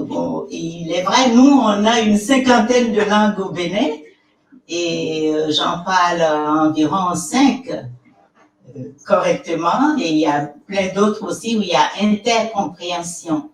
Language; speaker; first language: French; non-native, local second language; Fon